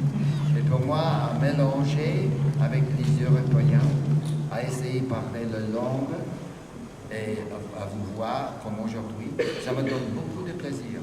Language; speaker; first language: French; non-native, fluent; English